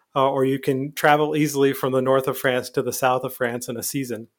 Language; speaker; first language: English; native; English